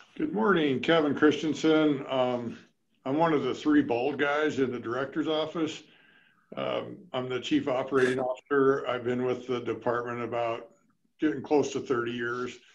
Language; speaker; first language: English; native; English